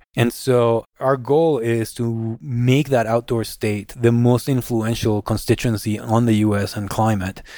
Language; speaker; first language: English; non-native, fluent; Spanish